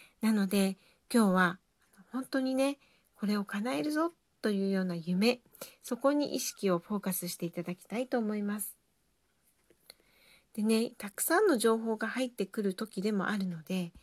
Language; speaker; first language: Japanese; native; Japanese